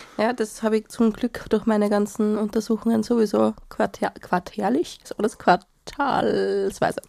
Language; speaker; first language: German; native; German